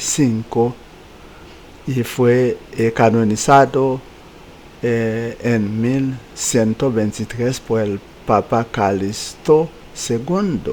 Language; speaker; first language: Spanish; non-native, fluent; Haitian Creole